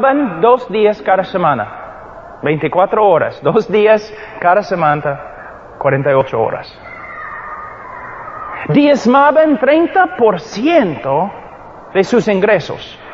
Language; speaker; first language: Spanish; non-native, fluent; English